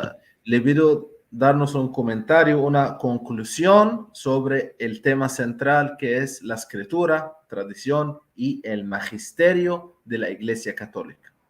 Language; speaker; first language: Spanish; non-native, fluent; Arabic